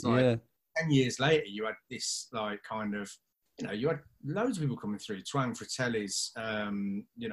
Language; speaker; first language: English; native; English